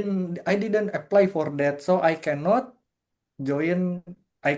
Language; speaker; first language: English; non-native, fluent; Indonesian